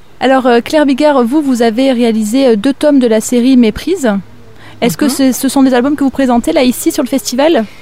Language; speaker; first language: French; native; French